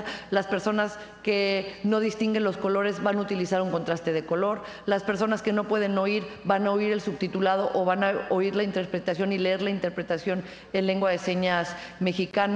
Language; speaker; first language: Spanish; native; Spanish